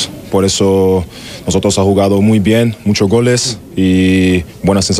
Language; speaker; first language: Spanish; non-native, learner; German